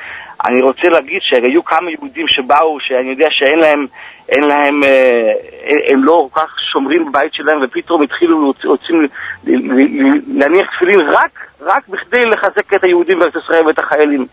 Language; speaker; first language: Hebrew; early bilingual, heritage; Hebrew